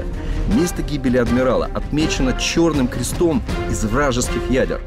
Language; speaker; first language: Russian; native; Russian